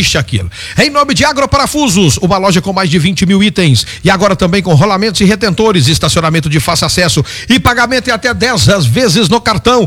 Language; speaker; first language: Portuguese; native; Portuguese